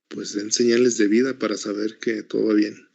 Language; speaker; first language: Spanish; native; Spanish